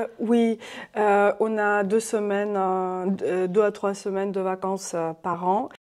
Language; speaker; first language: French; non-native, fluent; Russian